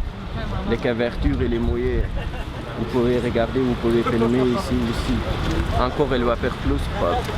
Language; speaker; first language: French; non-native, learner; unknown